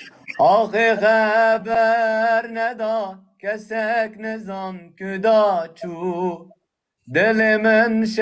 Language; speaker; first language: Turkish; native; Turkish